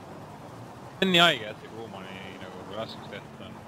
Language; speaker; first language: Estonian; native; Estonian